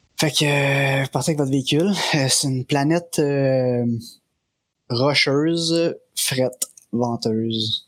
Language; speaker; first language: French; native; French